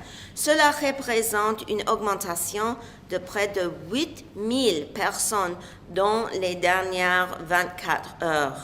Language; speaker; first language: French; non-native, local second language; English